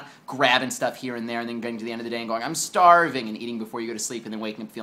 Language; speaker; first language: English; native; English